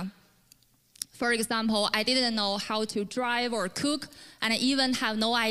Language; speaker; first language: English; non-native, fluent; Chinese